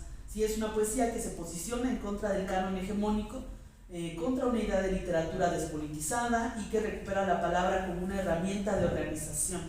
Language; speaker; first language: Spanish; native; Spanish